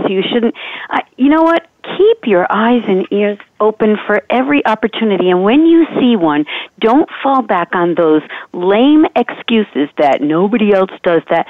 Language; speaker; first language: English; native; English